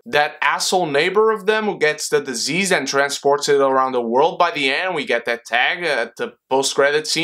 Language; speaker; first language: English; non-native, fluent; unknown